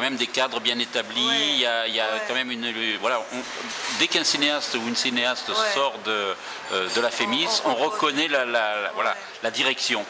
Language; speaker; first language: French; native; French